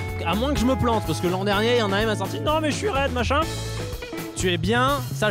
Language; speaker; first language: French; native; French